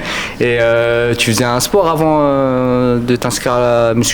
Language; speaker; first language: French; native; French